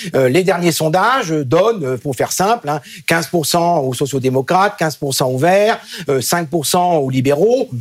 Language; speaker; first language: French; native; French